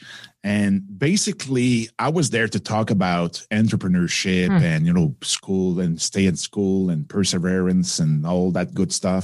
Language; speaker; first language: English; non-native, fluent; French